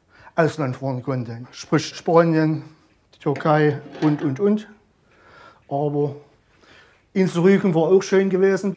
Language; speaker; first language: German; native; German